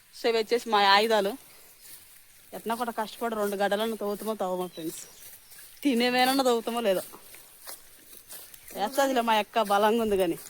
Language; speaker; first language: Telugu; native; Telugu